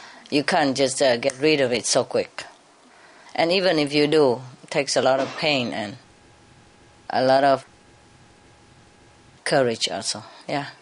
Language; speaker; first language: English; non-native, fluent; Vietnamese